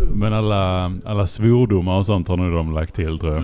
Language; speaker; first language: Swedish; native; Swedish